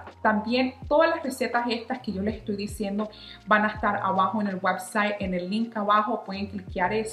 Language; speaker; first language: Spanish; non-native, fluent; English